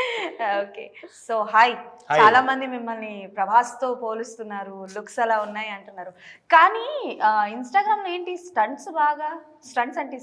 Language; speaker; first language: Telugu; native; Telugu